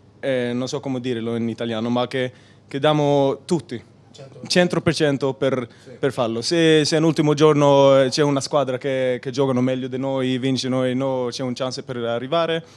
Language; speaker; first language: Italian; non-native, learner; Spanish